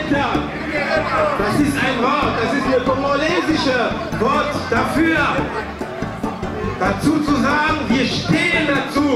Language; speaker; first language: German; non-native, fluent; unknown